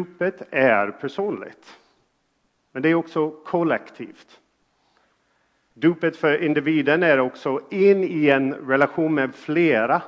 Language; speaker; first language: Swedish; non-native, fluent; English